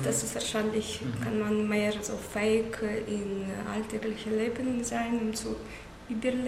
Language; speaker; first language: German; non-native, learner; Russian